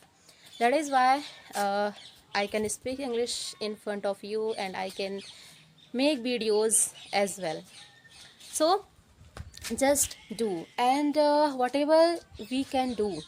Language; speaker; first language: English; non-native, learner; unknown